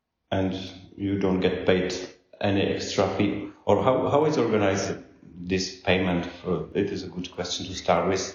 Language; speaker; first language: English; non-native, fluent; Czech